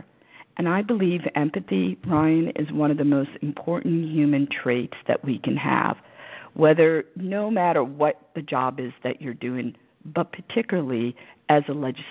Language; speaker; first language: English; early bilingual, other home language; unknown